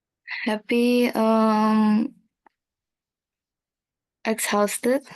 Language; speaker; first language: English; non-native, learner; Indonesian